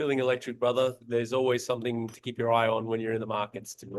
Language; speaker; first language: English; native; English